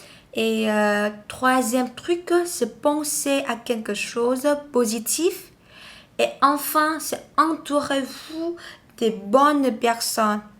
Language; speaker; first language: French; non-native, learner; Vietnamese